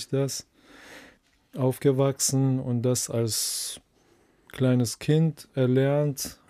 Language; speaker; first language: German; non-native, fluent; Persian